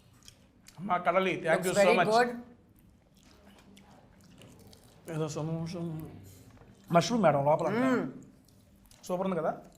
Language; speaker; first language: Telugu; native; Telugu